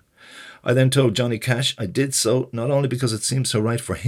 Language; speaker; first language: English; native; English